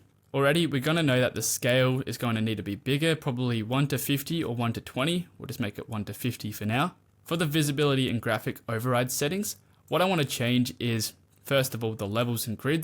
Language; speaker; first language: English; native; English